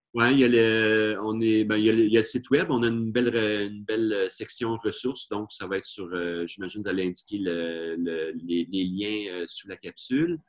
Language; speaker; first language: French; native; French